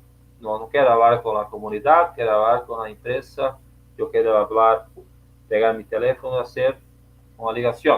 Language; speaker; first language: Spanish; non-native, learner; Portuguese